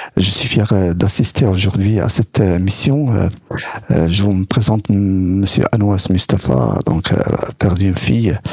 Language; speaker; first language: French; non-native, local second language; Arabic